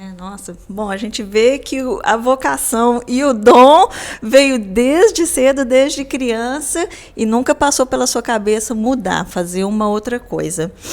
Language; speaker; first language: Portuguese; native; Portuguese